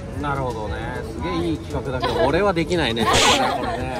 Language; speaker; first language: Japanese; native; Japanese